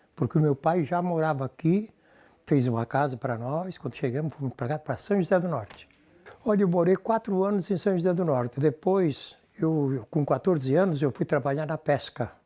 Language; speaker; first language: Portuguese; native; Portuguese